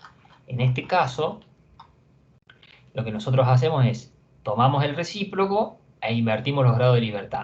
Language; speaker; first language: Spanish; native; Spanish